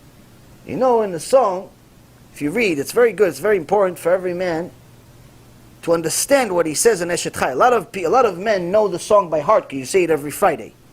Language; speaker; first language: English; non-native, fluent; Hebrew